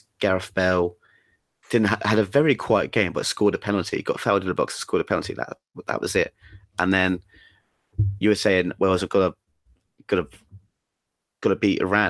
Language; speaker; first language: English; native; English